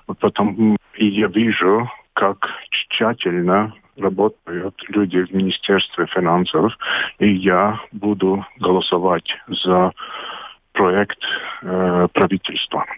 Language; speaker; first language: Russian; non-native, local second language; Latvian